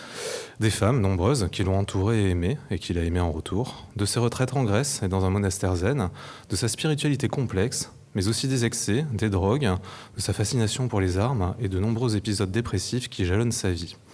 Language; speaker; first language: French; native; French